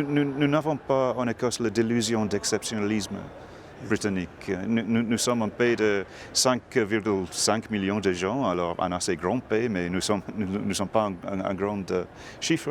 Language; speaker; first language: French; non-native, fluent; English